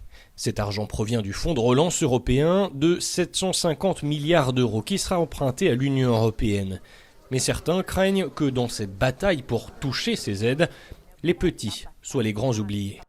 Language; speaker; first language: French; native; French